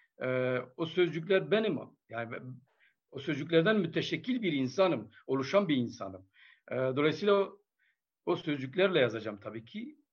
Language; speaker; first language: Turkish; non-native, local second language; Kurdish